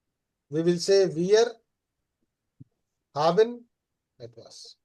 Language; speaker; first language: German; non-native, fluent; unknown